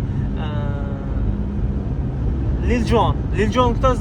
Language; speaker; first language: Russian; non-native, learner; Uzbek